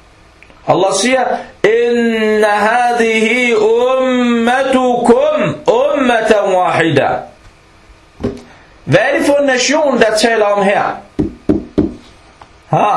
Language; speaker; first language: Danish; non-native, local second language; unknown